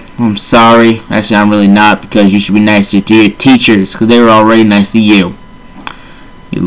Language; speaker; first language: English; native; English